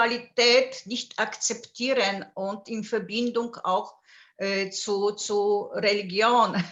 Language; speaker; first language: German; non-native, fluent; Polish